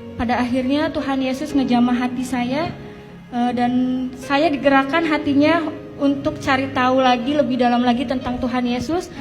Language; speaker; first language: Indonesian; native; Indonesian